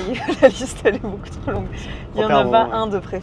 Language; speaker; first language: French; native; French